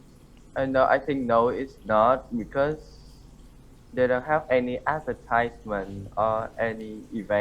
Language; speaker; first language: English; non-native, learner; Vietnamese